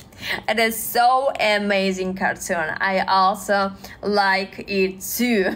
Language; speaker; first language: English; non-native, learner; Russian